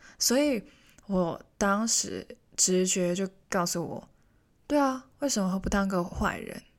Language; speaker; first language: Chinese; non-native, local second language; Cantonese